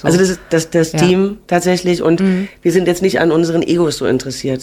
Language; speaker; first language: German; native; German